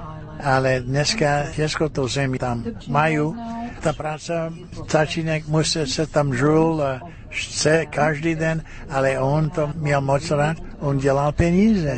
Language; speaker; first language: Czech; early bilingual, heritage; Czech